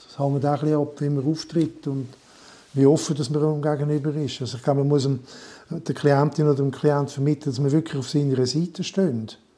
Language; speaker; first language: German; non-native, local second language; French